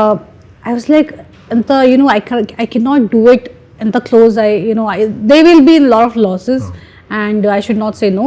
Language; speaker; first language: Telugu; non-native, fluent; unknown